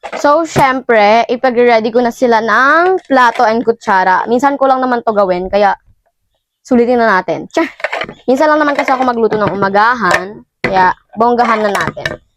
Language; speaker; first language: Filipino; native; Filipino